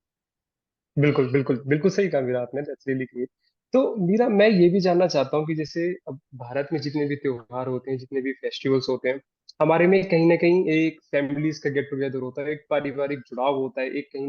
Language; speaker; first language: Hindi; native; Hindi